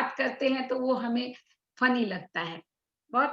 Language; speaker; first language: Hindi; native; Hindi